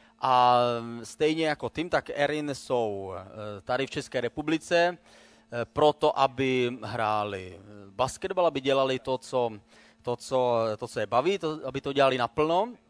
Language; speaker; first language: Czech; native; Czech